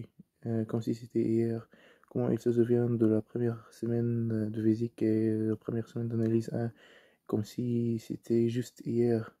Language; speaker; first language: French; non-native, fluent; Arabic